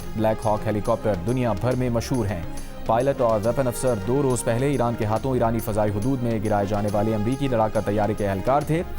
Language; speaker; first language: Urdu; native; Urdu